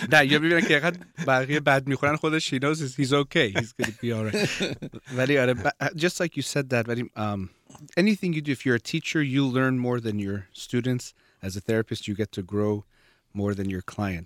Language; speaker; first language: Persian; early bilingual, heritage; Persian